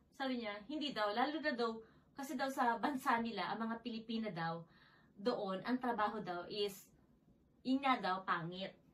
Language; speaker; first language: Filipino; native; Filipino